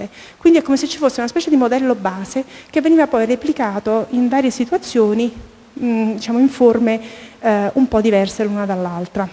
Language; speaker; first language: Italian; native; Italian